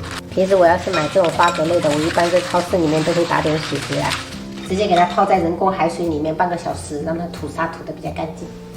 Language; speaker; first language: Chinese; native; Chinese